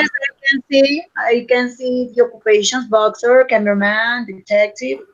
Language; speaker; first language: English; non-native, learner; Spanish